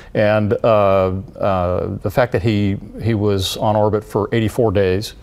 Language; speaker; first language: English; native; English